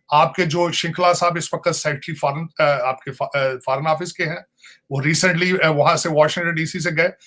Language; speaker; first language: Urdu; non-native, local second language; Punjabi